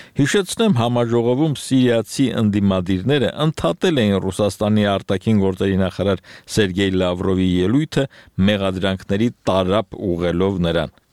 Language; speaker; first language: Armenian; native; Armenian